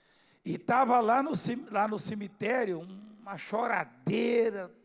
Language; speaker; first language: Portuguese; native; Portuguese